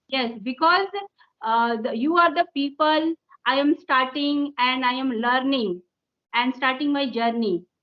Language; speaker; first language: English; non-native, local second language; Hindi